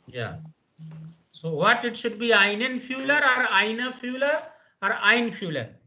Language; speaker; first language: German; non-native, fluent; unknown